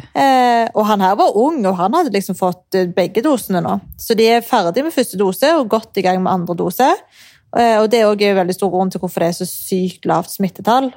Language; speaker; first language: Norwegian; early bilingual, other home language; Arabic